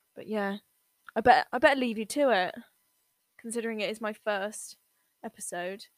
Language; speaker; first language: English; native; English